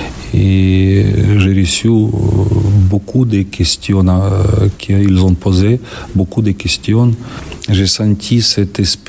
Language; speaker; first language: French; non-native, learner; Ukrainian